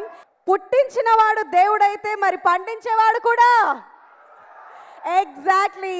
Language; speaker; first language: Telugu; native; Telugu